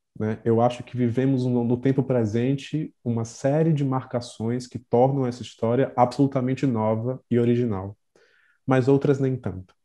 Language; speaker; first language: Portuguese; native; Portuguese